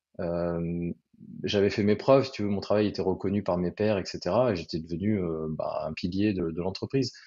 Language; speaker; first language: French; native; French